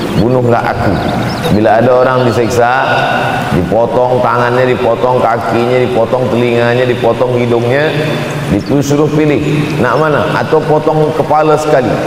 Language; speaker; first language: Malay; native; Malay